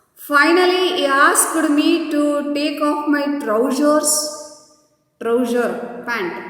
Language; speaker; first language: English; non-native, local second language; Kannada